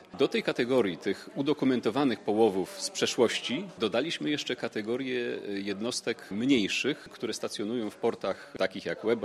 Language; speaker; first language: Polish; native; Polish